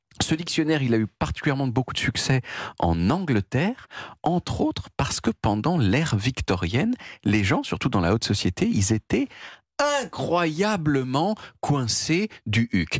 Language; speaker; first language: French; native; French